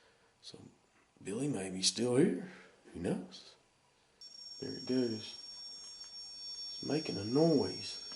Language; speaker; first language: English; native; English